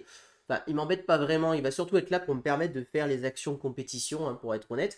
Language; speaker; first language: French; native; French